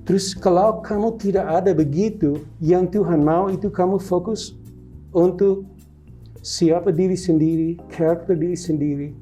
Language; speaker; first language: Indonesian; non-native, local second language; English